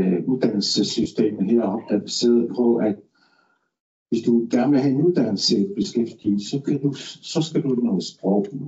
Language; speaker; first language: Danish; non-native, local second language; Kalaallisut